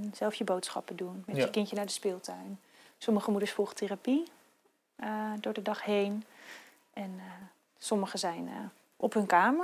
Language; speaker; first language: Dutch; native; Dutch